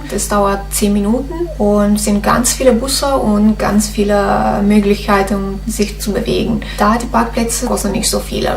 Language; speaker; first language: German; non-native, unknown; Italian